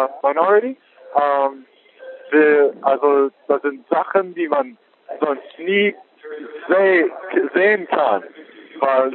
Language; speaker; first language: German; non-native, fluent; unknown